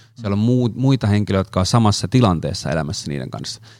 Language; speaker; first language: Finnish; native; Finnish